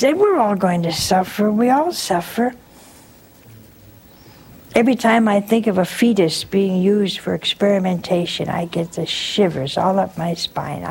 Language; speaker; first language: English; native; English